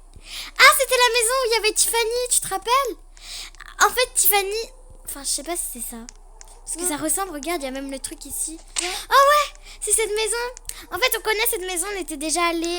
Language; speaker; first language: French; native; French